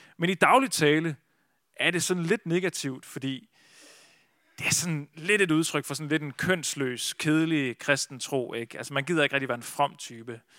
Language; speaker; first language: Danish; native; Danish